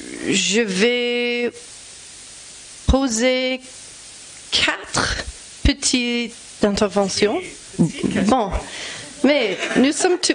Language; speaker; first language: French; non-native, fluent; English